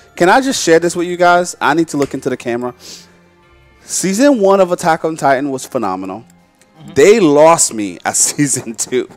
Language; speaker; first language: English; native; English